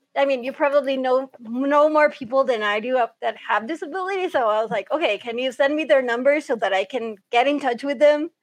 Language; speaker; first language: English; early bilingual, other home language; Spanish